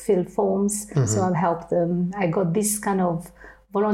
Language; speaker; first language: English; non-native, fluent; French